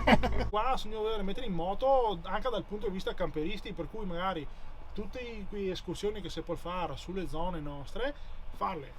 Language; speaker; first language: Italian; native; Italian